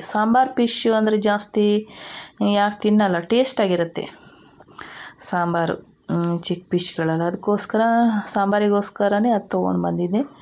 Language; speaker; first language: Kannada; non-native, local second language; Konkani